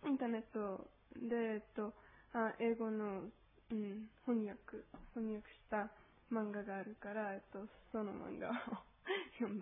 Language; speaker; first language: Japanese; non-native, learner; Spanish